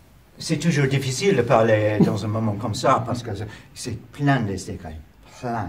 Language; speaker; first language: French; non-native, learner; English